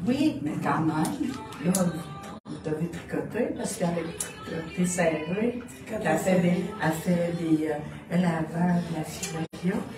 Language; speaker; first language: French; native; French